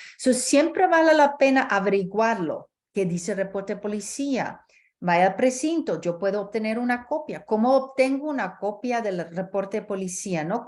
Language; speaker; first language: Spanish; early bilingual, heritage; Spanish